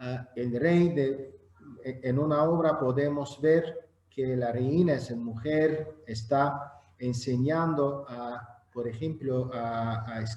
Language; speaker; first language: Spanish; non-native, fluent; Azerbaijani